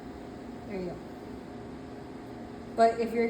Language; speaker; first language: English; native; English